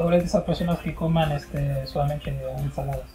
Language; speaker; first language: Spanish; non-native, fluent; Haitian Creole